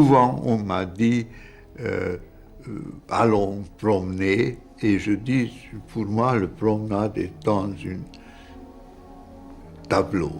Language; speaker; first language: French; non-native, fluent; Hungarian